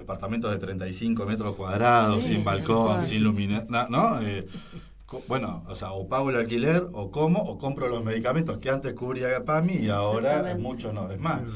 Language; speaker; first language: Spanish; native; Spanish